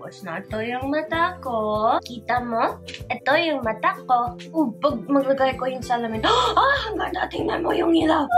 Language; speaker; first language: Filipino; non-native, learner; English